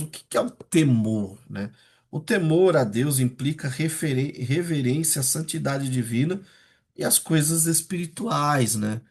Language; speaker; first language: Portuguese; native; Portuguese